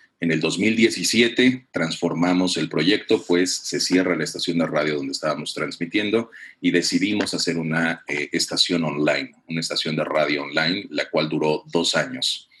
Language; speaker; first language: Spanish; native; Spanish